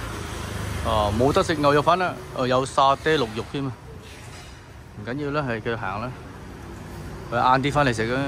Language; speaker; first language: Chinese; early bilingual, heritage; Cantonese